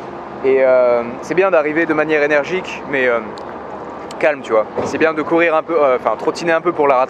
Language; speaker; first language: French; native; French